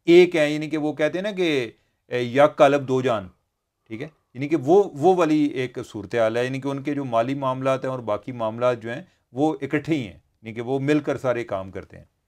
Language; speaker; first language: Urdu; non-native, local second language; Punjabi